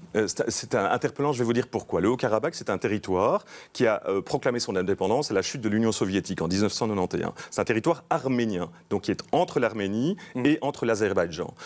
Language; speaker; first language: French; native; French